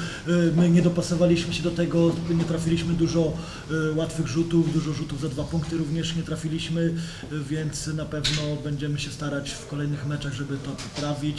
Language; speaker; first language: Polish; native; Polish